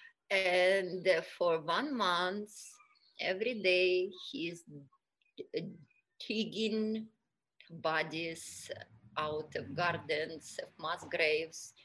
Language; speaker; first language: English; non-native, fluent; Russian